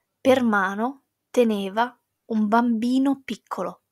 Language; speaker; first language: Italian; non-native, fluent; English